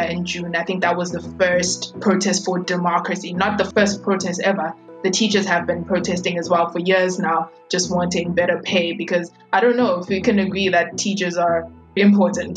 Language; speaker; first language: English; non-native, local second language; Swati